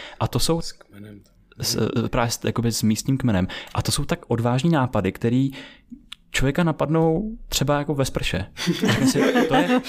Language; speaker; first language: Czech; native; Czech